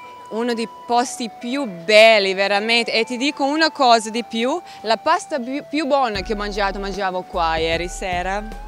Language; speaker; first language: Italian; non-native, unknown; Serbian